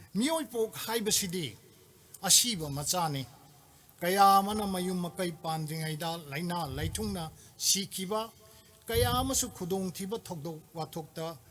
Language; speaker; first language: Manipuri; native; Manipuri